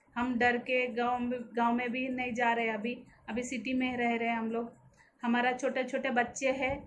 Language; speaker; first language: Hindi; non-native, local second language; Telugu